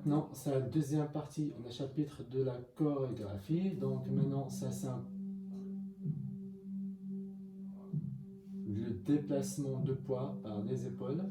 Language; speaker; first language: French; non-native, learner; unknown